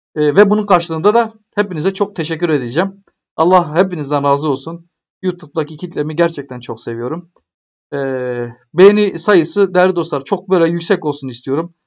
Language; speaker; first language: Turkish; native; Turkish